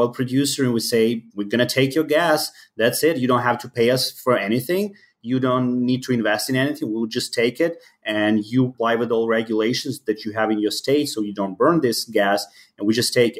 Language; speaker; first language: English; non-native, fluent; Ukrainian